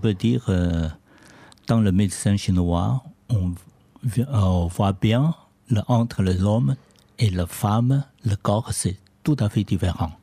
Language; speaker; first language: French; non-native, learner; Chinese